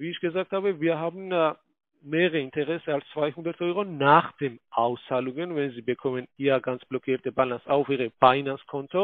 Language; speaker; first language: German; non-native, fluent; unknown